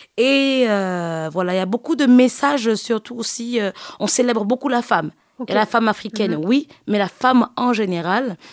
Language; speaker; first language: French; early bilingual, other home language; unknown